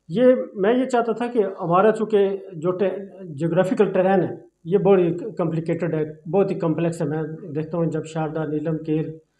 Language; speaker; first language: Urdu; non-native, local second language; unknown